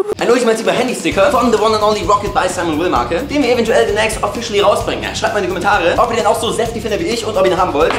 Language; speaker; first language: German; native; German